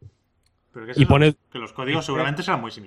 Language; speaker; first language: Spanish; native; Spanish